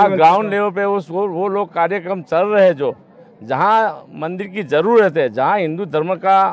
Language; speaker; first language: Hindi; non-native, local second language; Gujarati